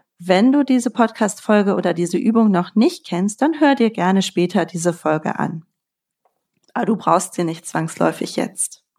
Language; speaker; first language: German; native; German